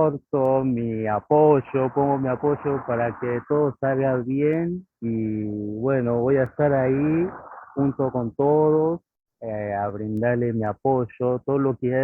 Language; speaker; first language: Spanish; non-native, fluent; Yoruba